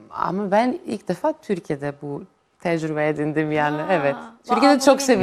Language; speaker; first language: Turkish; non-native, fluent; Greek